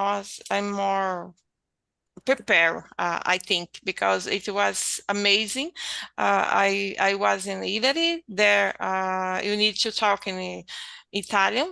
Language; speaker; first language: English; non-native, learner; Portuguese